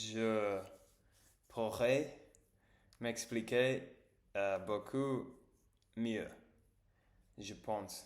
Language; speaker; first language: French; non-native, learner; English